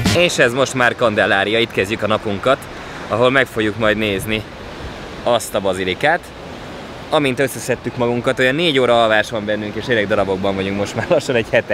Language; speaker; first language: Hungarian; native; Hungarian